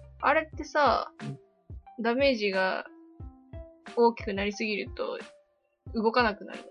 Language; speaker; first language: Japanese; native; Japanese